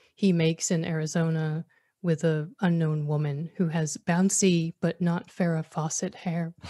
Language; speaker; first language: English; native; English